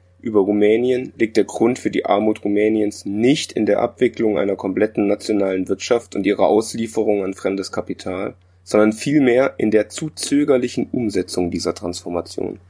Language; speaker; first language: German; native; German